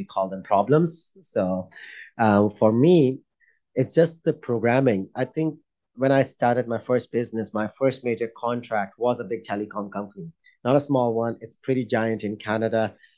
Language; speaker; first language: English; non-native, local second language; Urdu